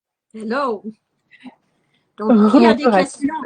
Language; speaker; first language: French; non-native, fluent; English